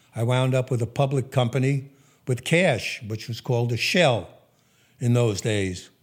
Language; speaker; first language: English; native; English